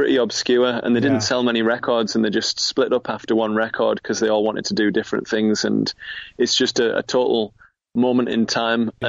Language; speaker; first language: English; native; English